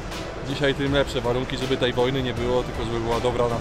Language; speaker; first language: Polish; native; Polish